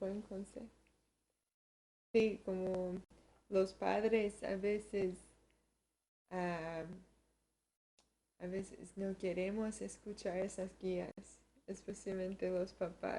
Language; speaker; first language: Spanish; early bilingual, heritage; Spanish